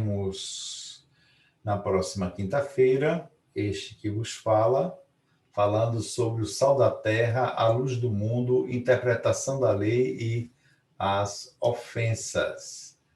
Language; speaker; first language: Portuguese; native; Portuguese